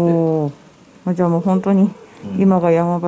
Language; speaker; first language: Japanese; native; Japanese